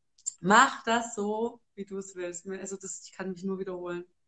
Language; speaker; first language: German; native; German